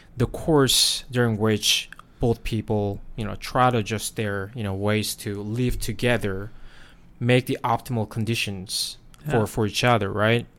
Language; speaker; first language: English; non-native, fluent; Korean